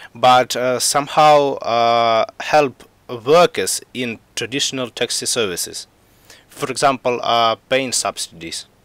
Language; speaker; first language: English; non-native, fluent; Russian